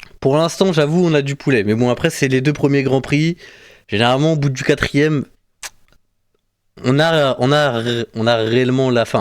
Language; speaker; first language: French; native; French